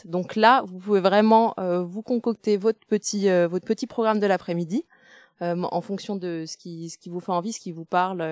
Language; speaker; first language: French; native; French